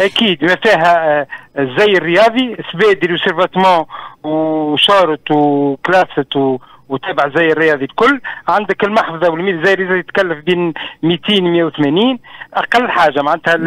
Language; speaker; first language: Arabic; native; Arabic